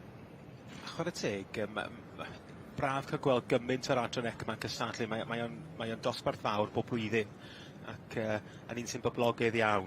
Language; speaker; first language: Welsh; native; Welsh